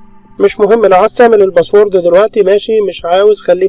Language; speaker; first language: Arabic; native; Arabic